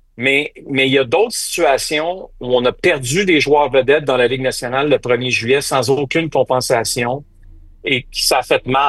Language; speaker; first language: French; native; French